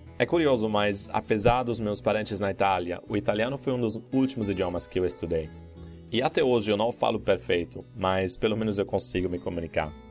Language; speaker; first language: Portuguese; non-native, fluent; German